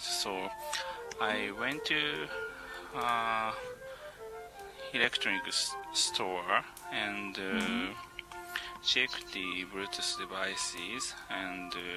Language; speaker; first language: English; non-native, learner; Japanese